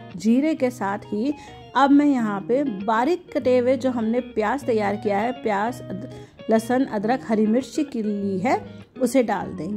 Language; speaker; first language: Hindi; native; Hindi